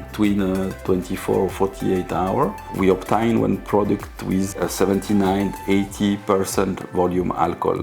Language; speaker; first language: English; non-native, learner; French